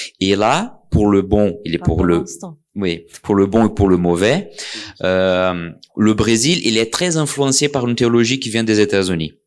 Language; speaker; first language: French; non-native, fluent; Portuguese